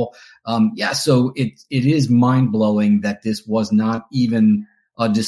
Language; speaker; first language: English; native; English